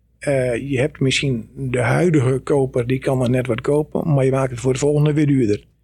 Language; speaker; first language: Dutch; native; Dutch